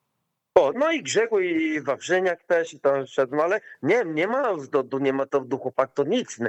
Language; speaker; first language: Polish; non-native, learner; Portuguese